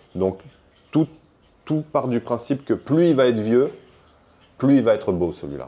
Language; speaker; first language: French; native; French